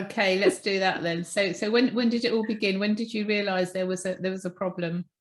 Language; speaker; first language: English; native; English